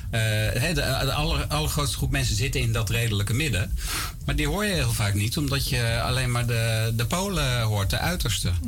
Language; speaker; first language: Dutch; native; Dutch